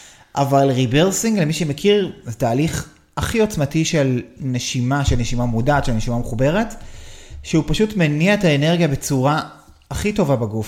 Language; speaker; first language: Hebrew; native; Hebrew